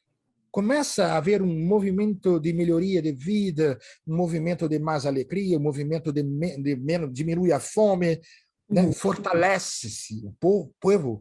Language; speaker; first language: Portuguese; native; Portuguese